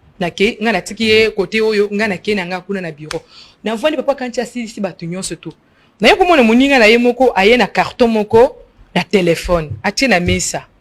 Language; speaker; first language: Lingala; non-native, local second language; Luba-Lulua